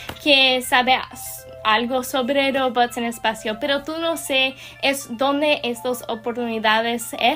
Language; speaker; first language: Spanish; non-native, learner; English